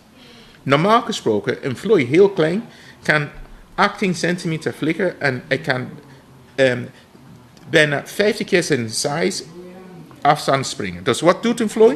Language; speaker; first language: Dutch; non-native, fluent; English